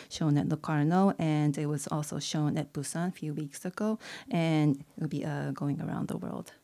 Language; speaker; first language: English; non-native, fluent; Japanese